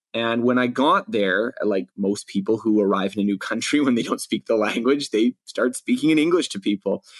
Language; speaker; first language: English; native; English